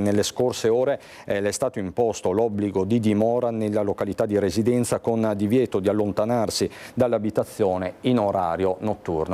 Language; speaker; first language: Italian; native; Italian